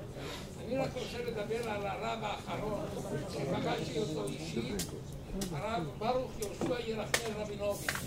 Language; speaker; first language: Hebrew; non-native, fluent; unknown